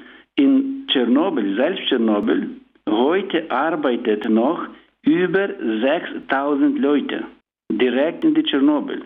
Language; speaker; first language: German; non-native, learner; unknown